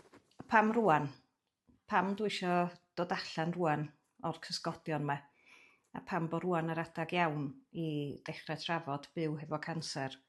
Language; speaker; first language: Welsh; native; Welsh